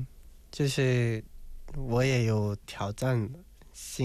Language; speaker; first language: Chinese; non-native, learner; Korean